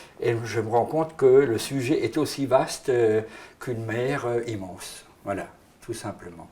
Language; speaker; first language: French; native; French